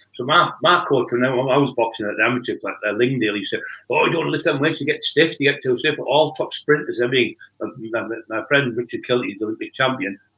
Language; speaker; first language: English; native; English